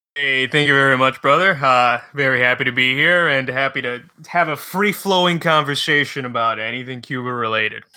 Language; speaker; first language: English; early bilingual, other home language; Spanish